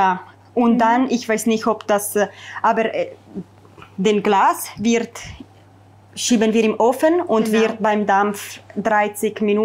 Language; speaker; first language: German; non-native, fluent; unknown